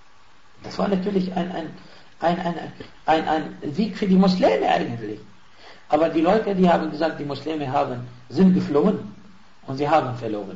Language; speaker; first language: German; non-native, fluent; Arabic